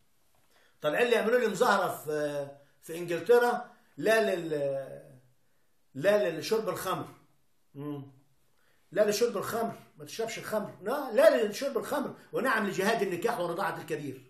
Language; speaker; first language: Arabic; native; Arabic